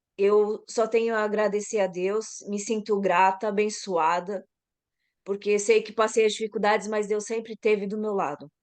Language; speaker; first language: Portuguese; native; Portuguese